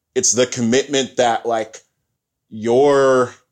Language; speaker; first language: English; early bilingual, other home language; Yoruba